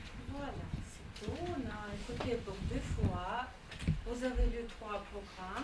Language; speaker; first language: French; non-native, fluent; Russian